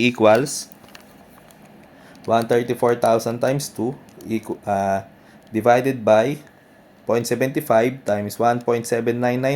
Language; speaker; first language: English; non-native, local second language; Filipino